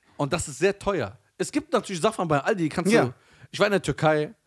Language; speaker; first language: German; early bilingual, heritage; Persian